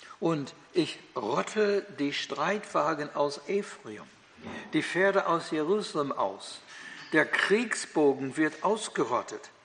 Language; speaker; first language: German; non-native, fluent; English